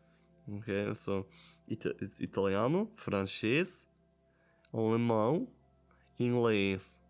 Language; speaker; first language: Portuguese; non-native, learner; German